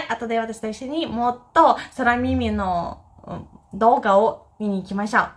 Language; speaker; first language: Japanese; non-native, fluent; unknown